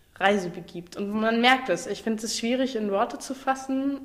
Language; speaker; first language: German; native; German